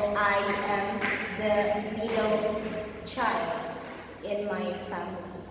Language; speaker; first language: English; non-native, fluent; Indonesian